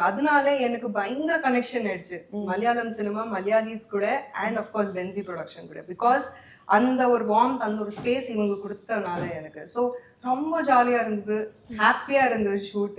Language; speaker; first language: Tamil; non-native, local second language; Hindi